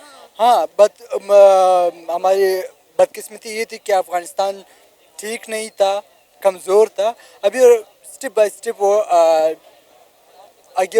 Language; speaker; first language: Hindi; non-native, local second language; Pashto